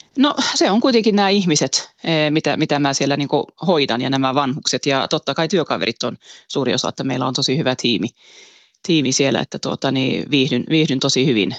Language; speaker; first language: Finnish; early bilingual, heritage; Finnish